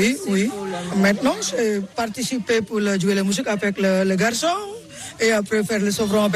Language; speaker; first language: French; non-native, learner; Indonesian